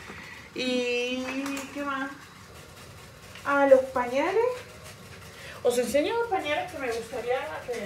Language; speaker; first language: Spanish; non-native, fluent; Georgian